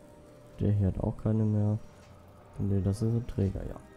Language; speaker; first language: German; native; German